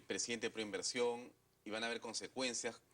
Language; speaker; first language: Spanish; native; Spanish